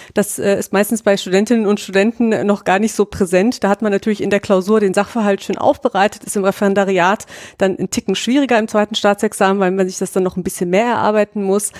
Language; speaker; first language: German; native; German